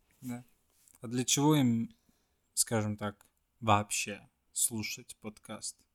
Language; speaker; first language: Russian; non-native, fluent; Swedish